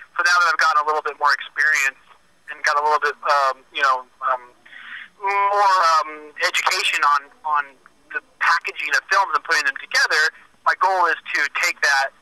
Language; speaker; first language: English; native; English